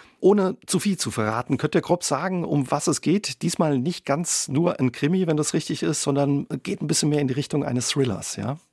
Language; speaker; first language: German; native; German